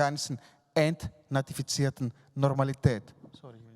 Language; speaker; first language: German; non-native, fluent; Greek